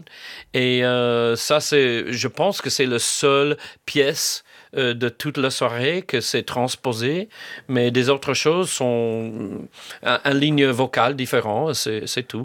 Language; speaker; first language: French; non-native, fluent; English